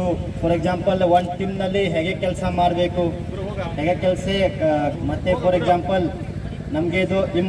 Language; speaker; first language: Kannada; non-native, fluent; Manipuri